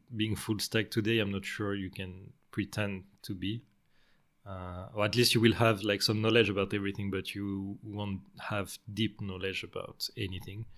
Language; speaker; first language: English; non-native, fluent; French